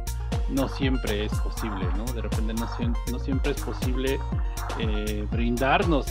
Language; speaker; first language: Spanish; native; Spanish